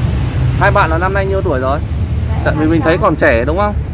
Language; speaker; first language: Vietnamese; native; Vietnamese